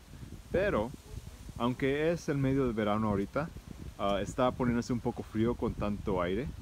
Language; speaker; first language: Spanish; early bilingual, heritage; Spanish